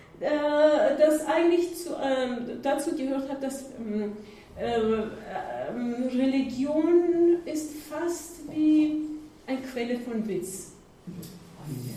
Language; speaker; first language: German; non-native, learner; Persian